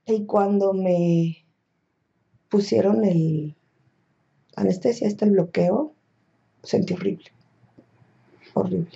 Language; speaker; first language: Spanish; native; Spanish